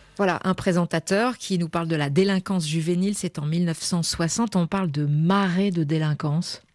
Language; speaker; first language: French; native; French